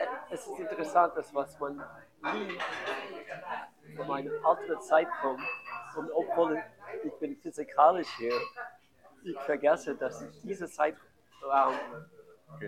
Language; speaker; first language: German; non-native, learner; English